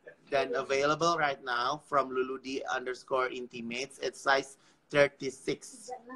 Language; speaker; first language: English; non-native, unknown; Indonesian